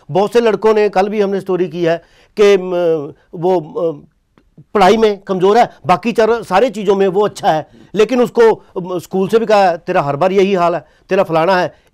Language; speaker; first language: Hindi; non-native, local second language; Punjabi